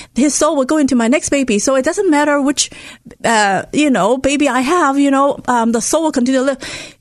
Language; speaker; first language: English; non-native, local second language; Cantonese